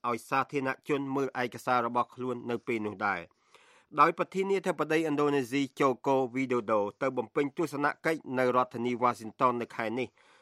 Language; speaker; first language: Khmer; native; Khmer